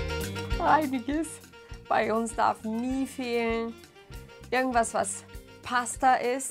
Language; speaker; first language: German; non-native, fluent; Portuguese